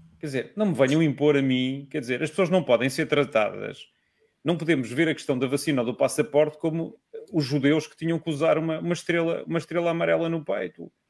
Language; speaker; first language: Portuguese; native; Portuguese